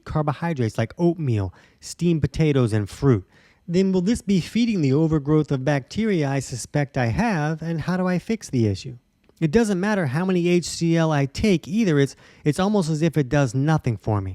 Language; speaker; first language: English; native; English